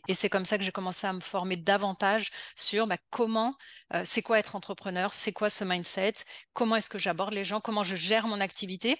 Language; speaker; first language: French; native; French